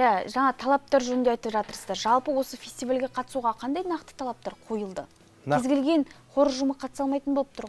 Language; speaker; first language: Kazakh; native; Kazakh